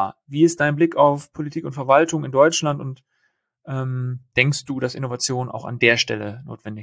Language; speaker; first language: German; native; German